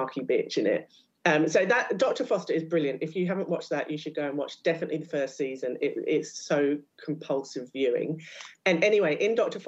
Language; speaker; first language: English; native; English